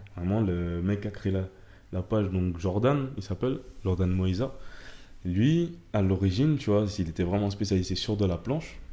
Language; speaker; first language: French; native; French